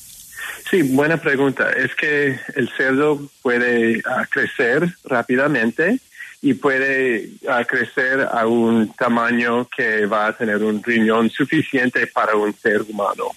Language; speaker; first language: Spanish; non-native, fluent; English